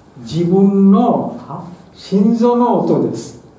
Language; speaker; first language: Japanese; non-native, fluent; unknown